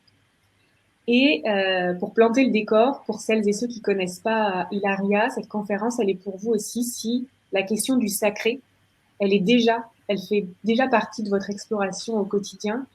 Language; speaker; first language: French; native; French